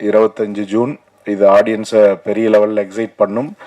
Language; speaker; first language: Tamil; native; Tamil